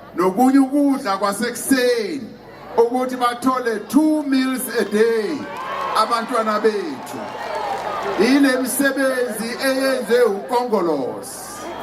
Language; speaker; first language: Zulu; non-native, local second language; Venda